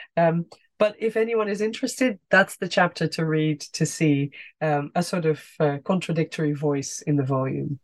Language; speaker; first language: English; non-native, fluent; Dutch